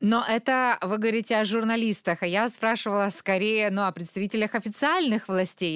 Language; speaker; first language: Russian; native; Russian